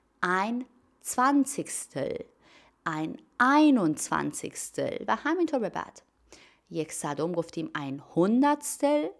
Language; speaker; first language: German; non-native, fluent; Persian